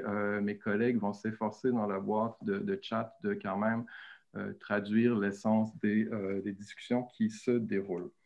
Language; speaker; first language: French; native; French